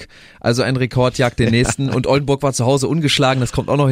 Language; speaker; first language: German; native; German